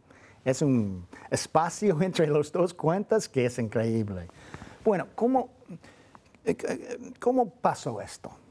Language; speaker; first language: Spanish; non-native, fluent; English